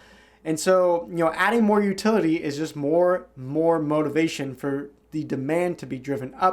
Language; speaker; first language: English; native; English